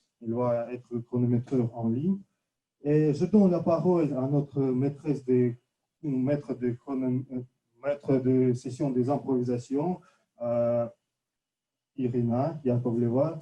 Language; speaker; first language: French; non-native, fluent; Russian